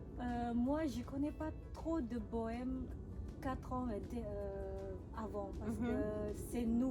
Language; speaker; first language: French; non-native, learner; Indonesian